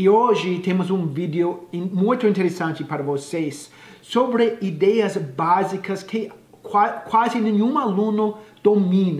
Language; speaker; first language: Portuguese; non-native, fluent; English